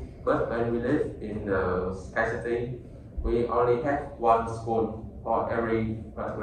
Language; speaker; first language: English; non-native, learner; Vietnamese